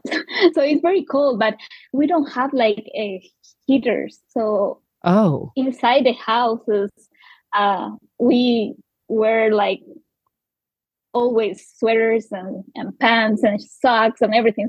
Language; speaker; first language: English; non-native, learner; Spanish